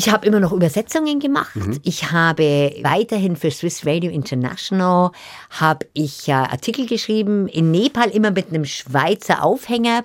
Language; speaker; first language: German; native; German